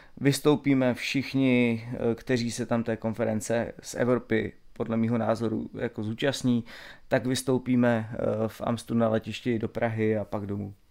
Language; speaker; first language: Czech; native; Czech